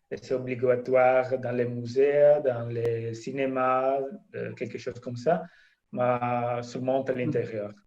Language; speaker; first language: French; non-native, fluent; Italian